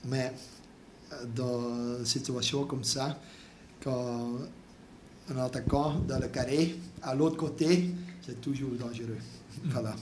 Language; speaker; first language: French; non-native, local second language; Dutch